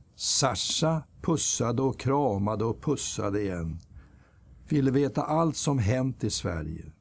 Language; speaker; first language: Swedish; native; Swedish